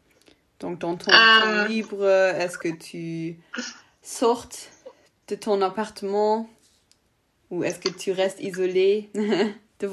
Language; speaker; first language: French; non-native, local second language; Luxembourgish